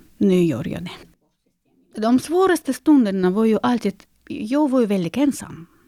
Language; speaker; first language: Swedish; non-native, fluent; Russian